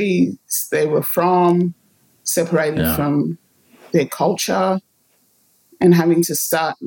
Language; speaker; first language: English; native; English